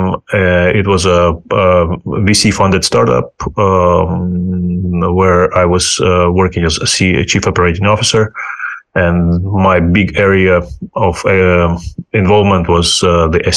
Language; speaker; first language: English; non-native, fluent; Ukrainian